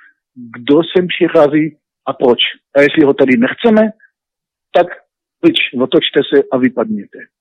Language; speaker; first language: Czech; non-native, learner; Hebrew